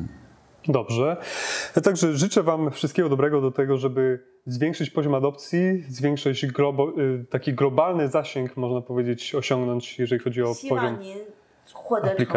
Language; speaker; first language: Polish; native; Polish